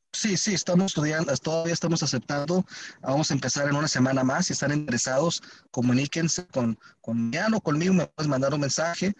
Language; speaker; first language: Spanish; early bilingual, heritage; Spanish